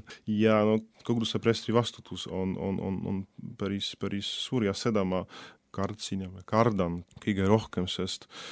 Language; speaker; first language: Estonian; non-native, fluent; Polish